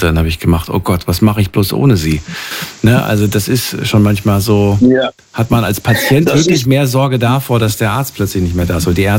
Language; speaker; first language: German; native; German